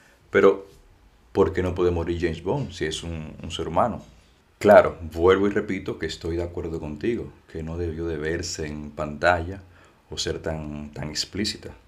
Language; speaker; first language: Spanish; native; Spanish